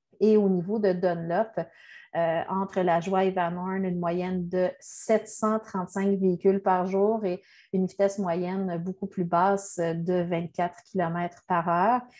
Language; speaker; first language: French; native; French